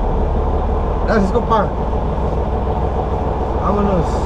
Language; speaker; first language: Spanish; native; Spanish